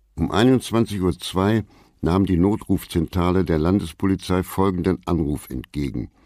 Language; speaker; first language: German; native; German